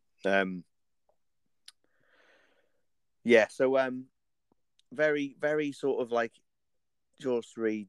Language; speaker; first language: English; native; English